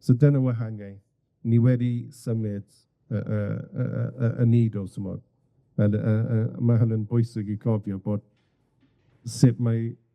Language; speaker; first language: Welsh; non-native, fluent; English